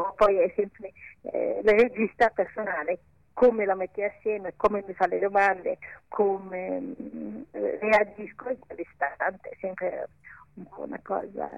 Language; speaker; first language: Italian; non-native, local second language; Ladin